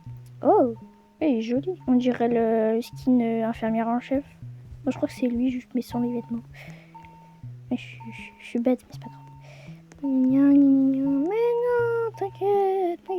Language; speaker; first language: French; native; French